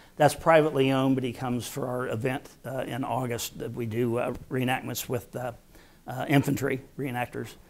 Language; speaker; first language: English; native; English